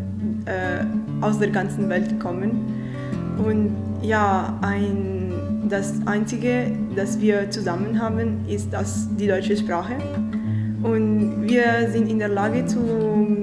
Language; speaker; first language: German; non-native, fluent; Italian